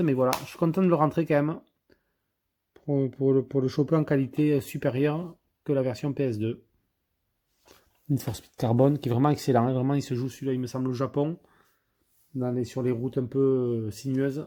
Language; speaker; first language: French; native; French